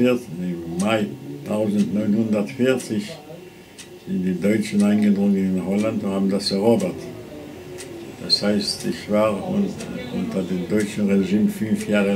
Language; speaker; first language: German; non-native, fluent; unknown